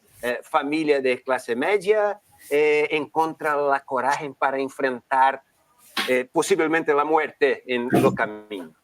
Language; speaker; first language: Spanish; non-native, learner; Portuguese